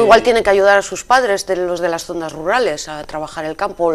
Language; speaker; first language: Spanish; native; Spanish